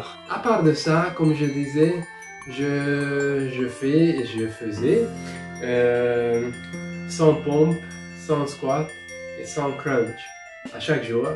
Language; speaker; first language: French; non-native, fluent; Hungarian